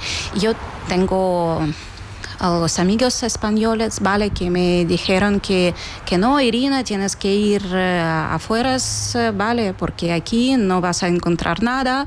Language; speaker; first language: Spanish; non-native, local second language; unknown